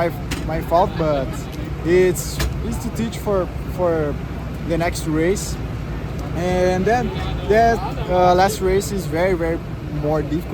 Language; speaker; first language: English; non-native, learner; Portuguese